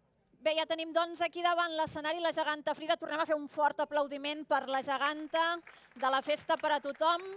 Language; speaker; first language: Catalan; native; Catalan